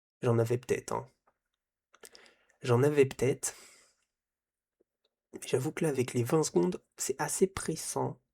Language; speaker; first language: French; native; French